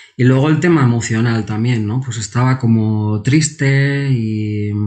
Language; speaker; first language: Spanish; non-native, local second language; Basque